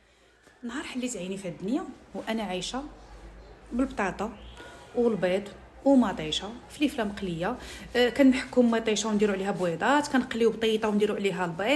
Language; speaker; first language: Arabic; native; Arabic